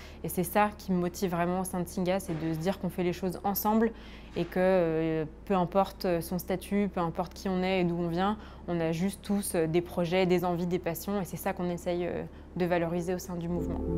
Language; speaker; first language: French; native; French